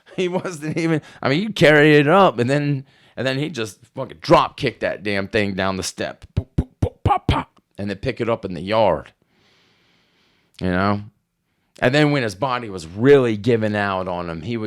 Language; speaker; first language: English; native; English